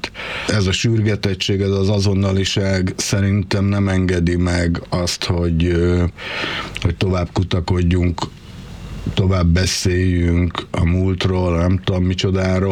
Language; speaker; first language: Hungarian; native; Hungarian